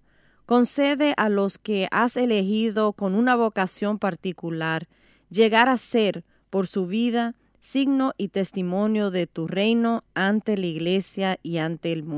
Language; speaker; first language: Spanish; native; Spanish